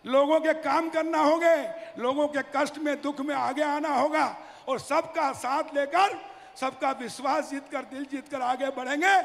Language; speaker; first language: Hindi; native; Hindi